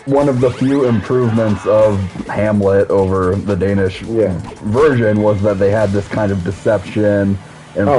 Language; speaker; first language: English; native; English